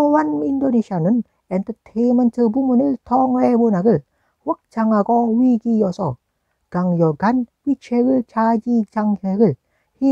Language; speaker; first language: Korean; non-native, learner; Indonesian